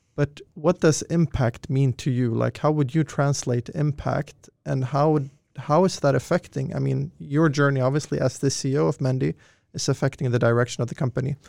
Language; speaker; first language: English; non-native, fluent; Swedish